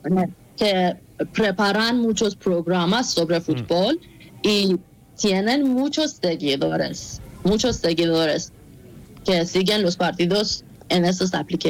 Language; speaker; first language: Spanish; non-native, fluent; Persian